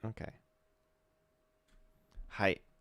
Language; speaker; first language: Japanese; early bilingual, heritage; Japanese